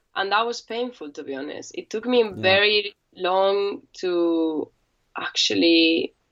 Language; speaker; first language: English; non-native, fluent; Spanish